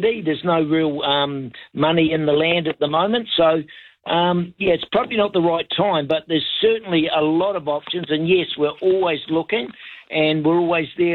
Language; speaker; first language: English; native; English